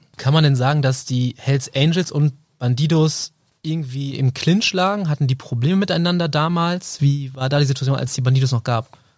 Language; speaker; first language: German; native; German